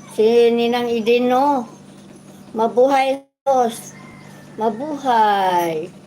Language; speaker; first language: Filipino; non-native, local second language; Waray